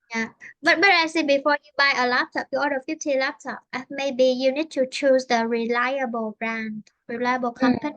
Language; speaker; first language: English; non-native, fluent; Vietnamese